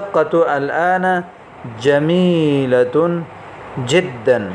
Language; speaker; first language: Arabic; non-native, fluent; Urdu